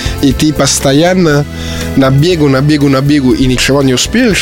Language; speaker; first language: Russian; non-native, fluent; Italian